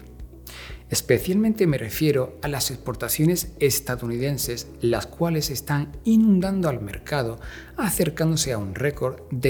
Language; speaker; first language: Spanish; native; Spanish